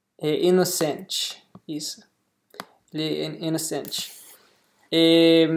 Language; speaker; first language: Portuguese; non-native, learner; English